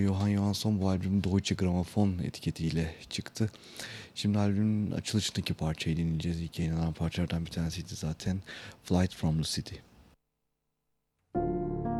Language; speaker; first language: Turkish; native; Turkish